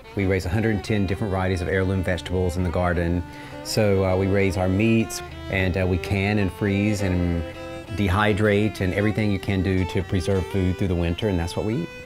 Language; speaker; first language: English; native; English